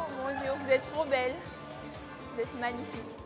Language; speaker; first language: French; native; French